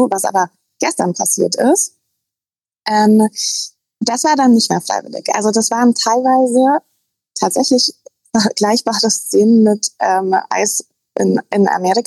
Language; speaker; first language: German; native; German